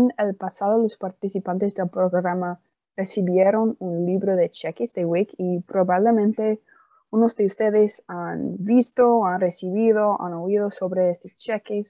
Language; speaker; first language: Spanish; non-native, fluent; English